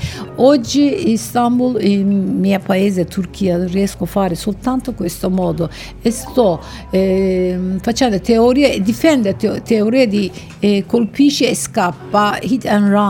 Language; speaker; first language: Italian; non-native, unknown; Turkish